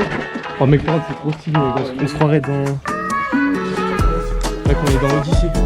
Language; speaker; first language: French; native; French